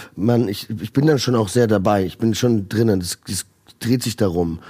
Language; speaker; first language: German; early bilingual, heritage; Croatian